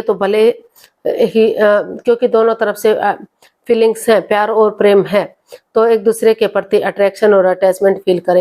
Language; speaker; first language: Hindi; native; Hindi